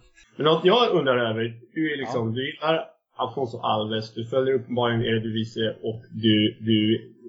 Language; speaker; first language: Swedish; native; Swedish